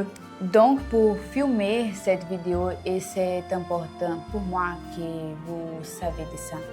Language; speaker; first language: French; non-native, learner; Portuguese